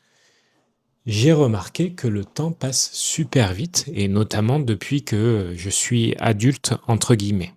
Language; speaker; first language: French; native; French